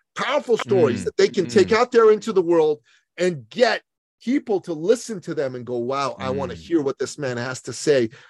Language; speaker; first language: English; early bilingual, other home language; Persian